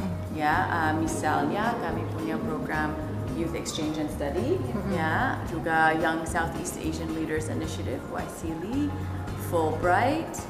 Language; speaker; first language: Indonesian; non-native, fluent; English